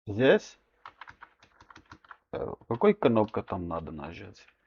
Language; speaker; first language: Russian; non-native, local second language; Armenian